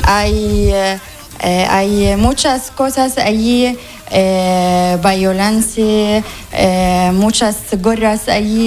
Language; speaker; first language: Spanish; non-native, learner; Arabic